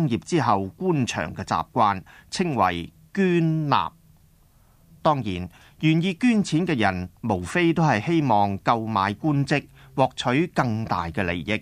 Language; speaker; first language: Chinese; non-native, local second language; Cantonese